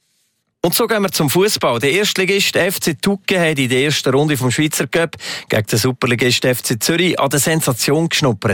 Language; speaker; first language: German; native; German